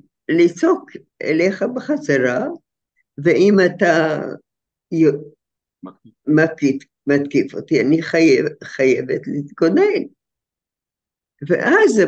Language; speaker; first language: Hebrew; non-native, fluent; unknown